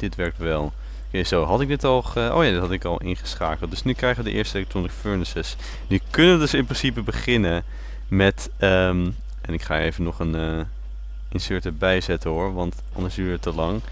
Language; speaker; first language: Dutch; native; Dutch